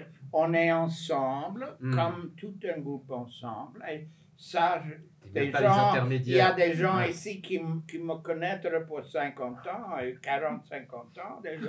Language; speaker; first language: French; non-native, fluent; English